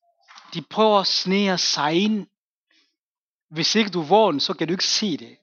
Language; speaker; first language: Danish; non-native, fluent; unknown